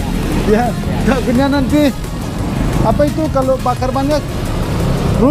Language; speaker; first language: Indonesian; non-native, learner; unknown